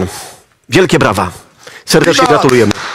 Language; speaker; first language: Polish; native; Polish